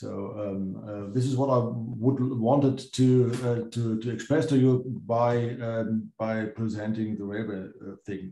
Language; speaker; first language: English; non-native, fluent; German